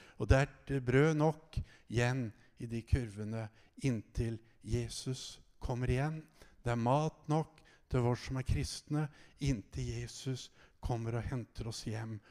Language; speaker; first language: Norwegian; native; Norwegian